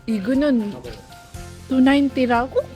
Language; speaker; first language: Korean; non-native, learner; Filipino